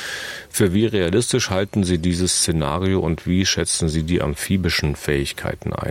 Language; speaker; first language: German; native; German